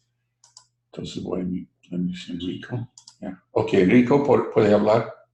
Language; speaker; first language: Spanish; non-native, fluent; English